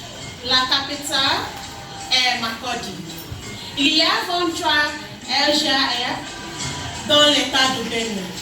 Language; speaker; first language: French; non-native, learner; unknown